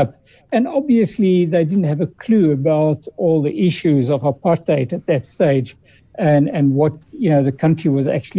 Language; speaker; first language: English; early bilingual, other home language; Dutch